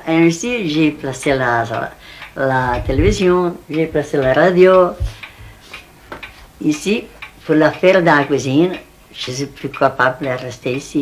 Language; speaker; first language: French; non-native, learner; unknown